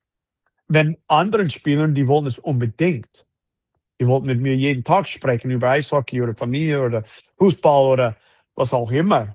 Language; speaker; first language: German; non-native, fluent; English